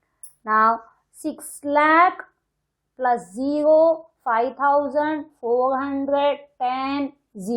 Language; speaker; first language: English; non-native, local second language; Hindi